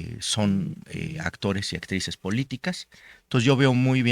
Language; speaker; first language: Spanish; native; Spanish